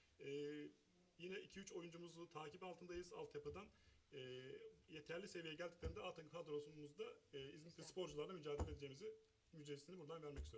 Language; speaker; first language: Turkish; native; Turkish